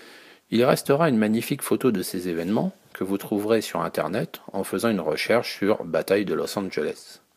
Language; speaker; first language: French; native; French